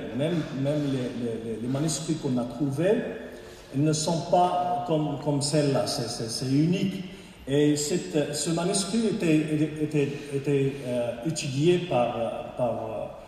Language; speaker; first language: French; non-native, local second language; Arabic